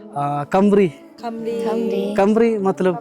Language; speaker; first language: Hindi; non-native, local second language; Malayalam